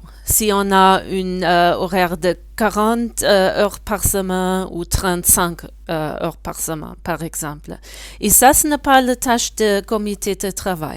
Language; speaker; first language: French; non-native, learner; German